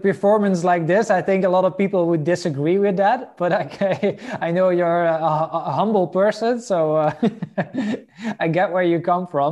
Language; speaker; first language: English; non-native, fluent; Dutch